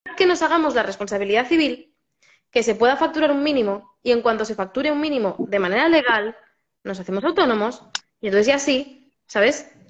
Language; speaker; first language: Spanish; native; Spanish